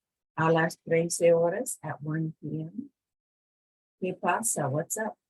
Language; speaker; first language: Spanish; non-native, fluent; English